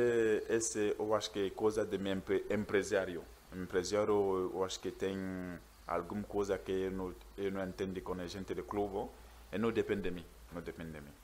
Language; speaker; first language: Portuguese; non-native, learner; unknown